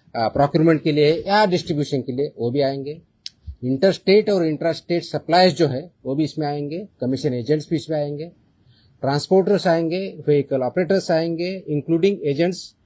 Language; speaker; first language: Hindi; non-native, local second language; Marathi